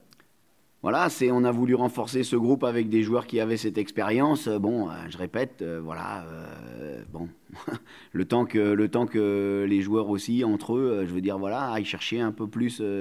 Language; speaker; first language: French; native; French